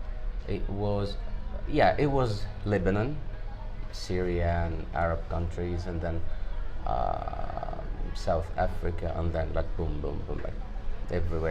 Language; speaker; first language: English; non-native, fluent; Arabic